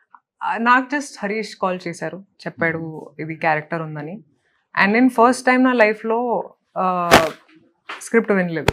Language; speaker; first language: Telugu; non-native, local second language; Hindi